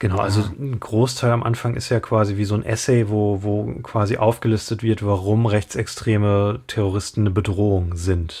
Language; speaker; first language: German; native; German